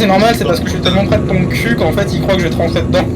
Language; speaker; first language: French; native; French